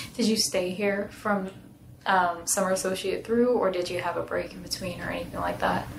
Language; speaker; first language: English; native; English